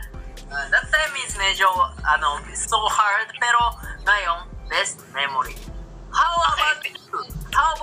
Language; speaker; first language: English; non-native, learner; Japanese